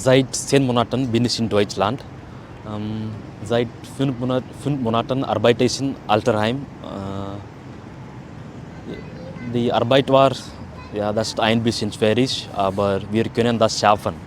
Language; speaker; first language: German; non-native, learner; Kannada